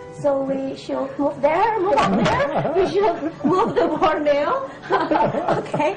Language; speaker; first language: English; non-native, fluent; Indonesian